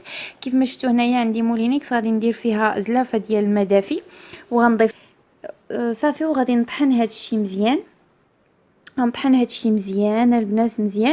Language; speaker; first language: Arabic; native; Arabic